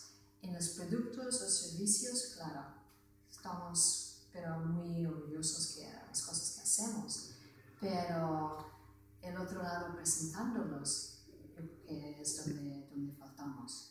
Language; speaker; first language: Spanish; non-native, fluent; English